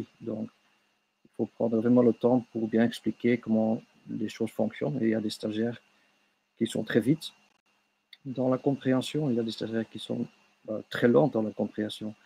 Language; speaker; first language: French; non-native, local second language; Dutch